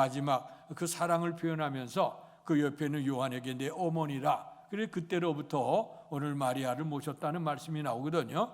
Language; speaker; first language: Korean; native; Korean